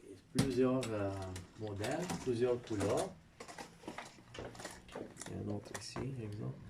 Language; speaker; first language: French; non-native, fluent; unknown